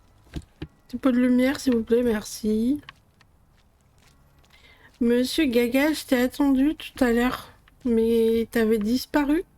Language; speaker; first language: French; native; French